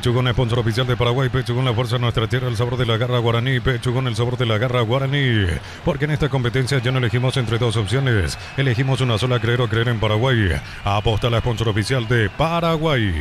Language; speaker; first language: Spanish; native; Spanish